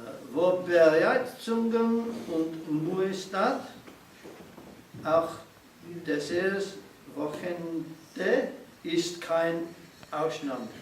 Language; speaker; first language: German; non-native, learner; English